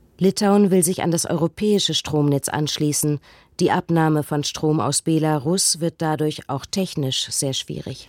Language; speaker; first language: German; native; German